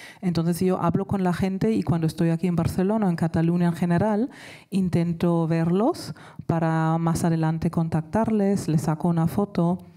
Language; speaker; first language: Spanish; non-native, fluent; German